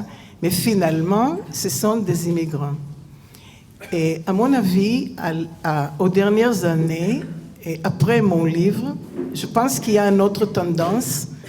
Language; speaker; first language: French; non-native, fluent; Hebrew